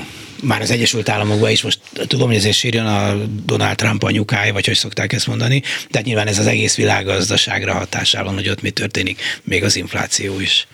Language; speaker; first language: Hungarian; native; Hungarian